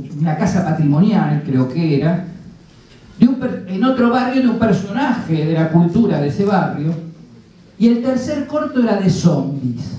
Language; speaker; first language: Spanish; native; Spanish